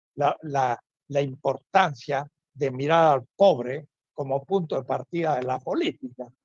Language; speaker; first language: Spanish; native; Spanish